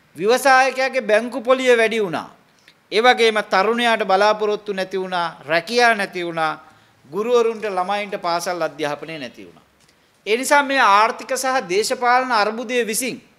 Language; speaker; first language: Sinhala; non-native, local second language; Tamil